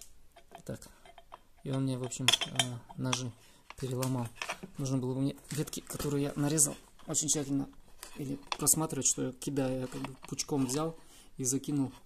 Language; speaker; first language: Russian; native; Russian